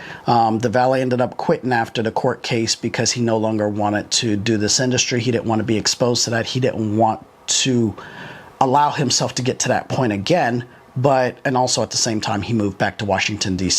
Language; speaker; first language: English; native; English